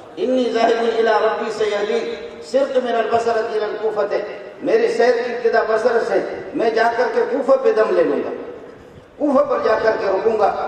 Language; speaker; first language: Urdu; non-native, local second language; Brahui